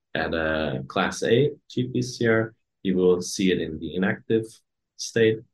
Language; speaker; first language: English; non-native, fluent; Hungarian